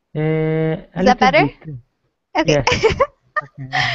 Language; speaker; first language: English; non-native, learner; Italian